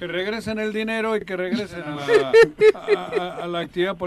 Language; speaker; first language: Spanish; native; Spanish